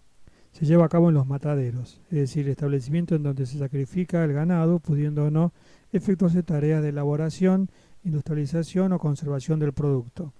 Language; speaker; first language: Spanish; native; Spanish